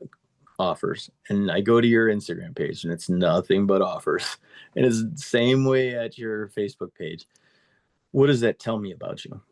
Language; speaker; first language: English; native; English